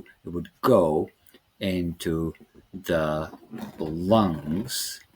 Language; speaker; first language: English; non-native, fluent; Serbian